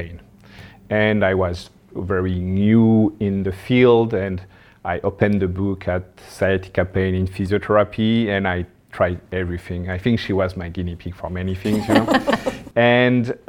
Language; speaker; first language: English; non-native, learner; French